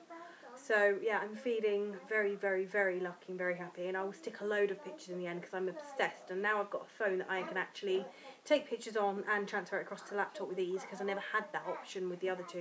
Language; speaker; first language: English; native; English